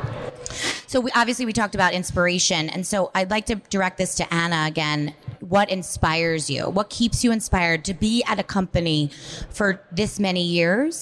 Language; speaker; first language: English; native; English